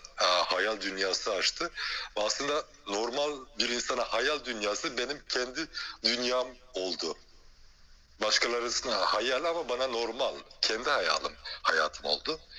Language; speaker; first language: Turkish; early bilingual, heritage; Turkish